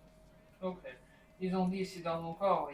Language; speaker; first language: French; non-native, learner; Chinese